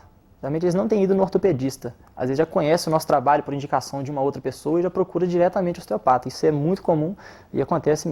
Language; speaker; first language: Portuguese; native; Portuguese